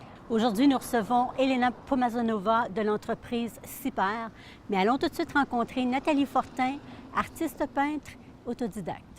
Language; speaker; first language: French; native; French